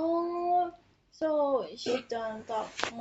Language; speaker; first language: English; non-native, learner; Indonesian